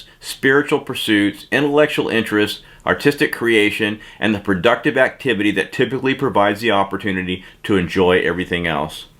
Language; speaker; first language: English; native; English